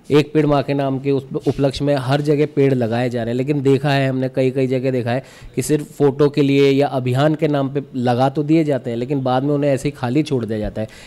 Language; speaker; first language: Hindi; native; Hindi